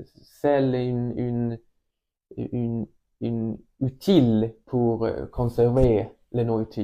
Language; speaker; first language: French; non-native, learner; Swedish